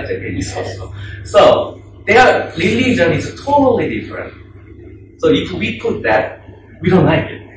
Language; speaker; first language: English; non-native, learner; Korean